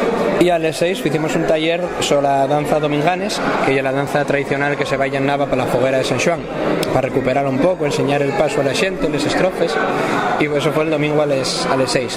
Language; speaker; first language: Spanish; native; Spanish